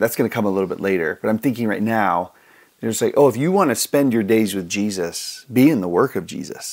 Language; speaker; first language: English; native; English